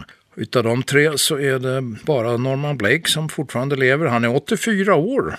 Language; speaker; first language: Swedish; native; Swedish